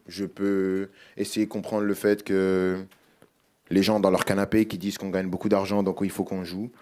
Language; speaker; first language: French; native; French